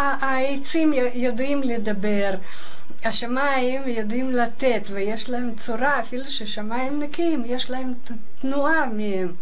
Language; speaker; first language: Hebrew; non-native, fluent; Russian